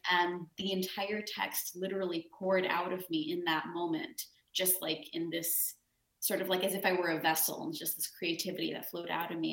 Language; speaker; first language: English; native; English